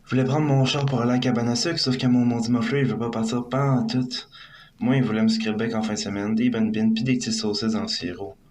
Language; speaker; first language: French; native; French